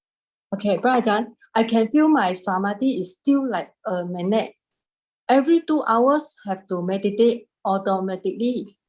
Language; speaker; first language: English; non-native, learner; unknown